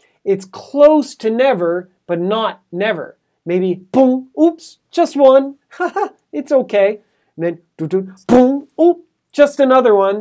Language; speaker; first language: English; native; English